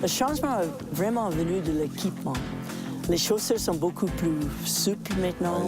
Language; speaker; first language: French; non-native, local second language; English